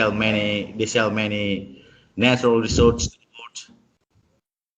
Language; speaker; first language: English; non-native, learner; Indonesian